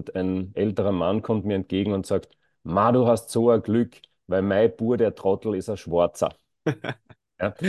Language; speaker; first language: German; native; German